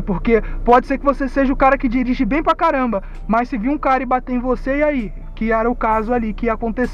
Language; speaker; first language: Portuguese; native; Portuguese